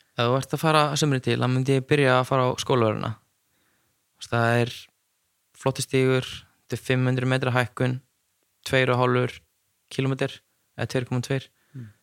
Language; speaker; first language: Icelandic; native; Icelandic